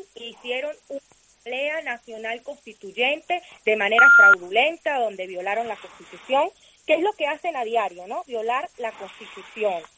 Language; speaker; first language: Spanish; native; Spanish